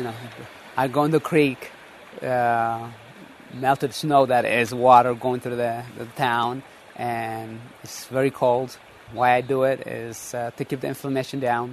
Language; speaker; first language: English; early bilingual, other home language; Tigrinya